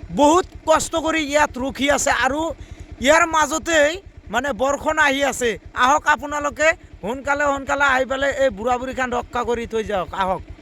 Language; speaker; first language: Assamese; non-native, local second language; Bangla